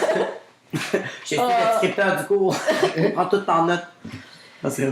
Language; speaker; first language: French; native; French